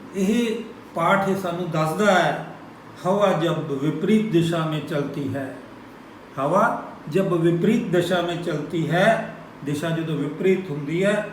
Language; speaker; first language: Hindi; non-native, local second language; Punjabi